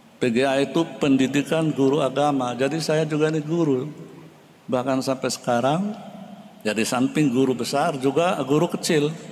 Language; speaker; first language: Indonesian; non-native, local second language; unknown